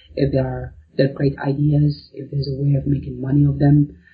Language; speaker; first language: English; non-native, fluent; Arabic